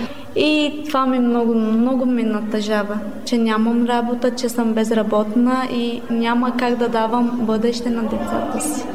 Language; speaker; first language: Bulgarian; non-native, local second language; Romany